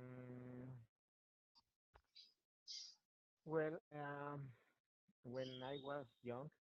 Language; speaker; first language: English; non-native, learner; Spanish